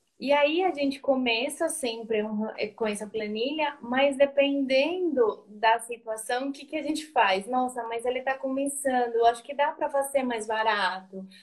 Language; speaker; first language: Portuguese; non-native, fluent; Spanish